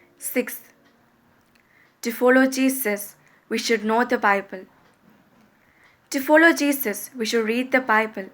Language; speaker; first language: English; non-native, local second language; Malayalam